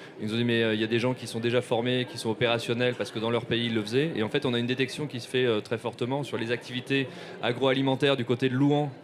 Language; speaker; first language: French; native; French